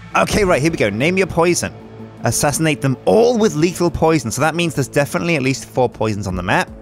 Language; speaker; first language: English; native; English